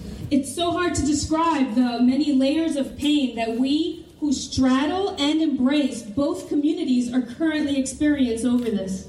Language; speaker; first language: English; native; English